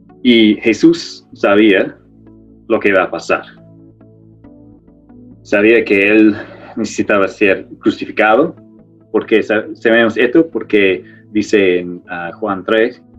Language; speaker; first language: Spanish; non-native, fluent; English